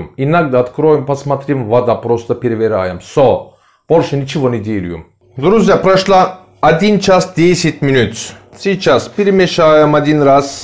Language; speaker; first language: Russian; non-native, learner; Turkish